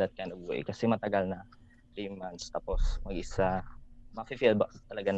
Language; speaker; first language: English; non-native, local second language; Hiligaynon